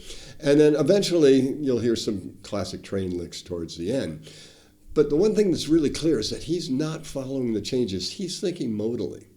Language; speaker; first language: English; native; English